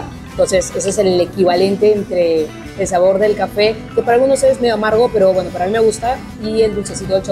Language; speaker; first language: Spanish; native; Spanish